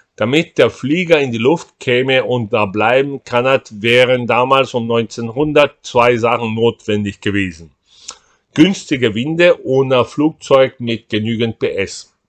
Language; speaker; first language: German; non-native, fluent; Portuguese